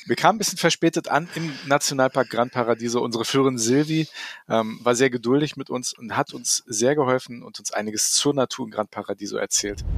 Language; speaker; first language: German; native; German